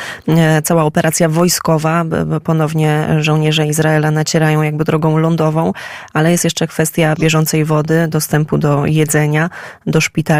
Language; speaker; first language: Polish; native; Polish